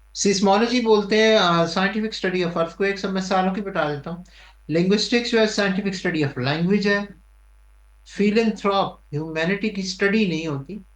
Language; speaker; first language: Urdu; non-native, local second language; Punjabi